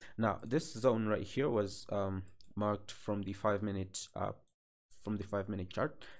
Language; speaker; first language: English; non-native, local second language; Swahili